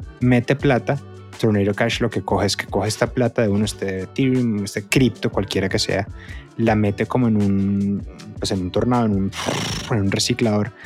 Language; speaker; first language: Spanish; native; Spanish